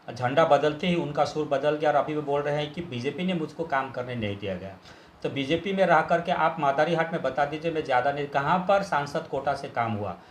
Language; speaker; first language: Hindi; non-native, local second language; Bangla